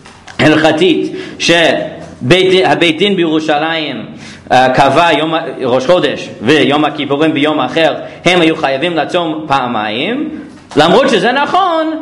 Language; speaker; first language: Hebrew; non-native, fluent; English